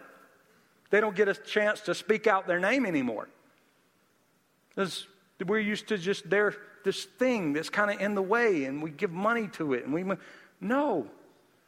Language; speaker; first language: English; native; English